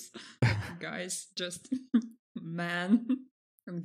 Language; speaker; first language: English; non-native, fluent; Russian